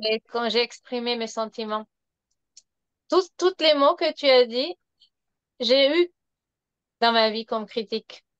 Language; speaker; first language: French; non-native, fluent; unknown